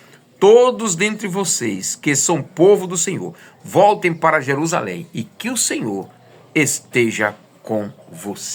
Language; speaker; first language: Portuguese; native; Portuguese